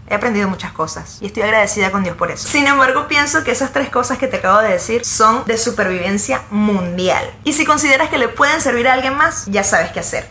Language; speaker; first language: Spanish; native; Spanish